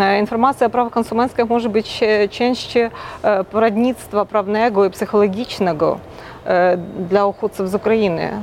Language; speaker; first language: Polish; non-native, local second language; Ukrainian